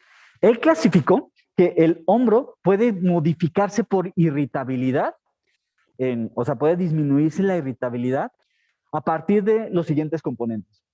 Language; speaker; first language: Spanish; native; Spanish